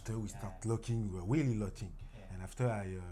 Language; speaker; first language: English; non-native, learner; French